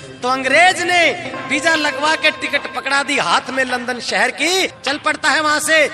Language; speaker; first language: Hindi; native; Hindi